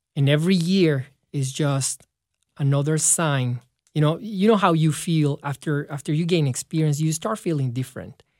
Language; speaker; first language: English; non-native, fluent; Spanish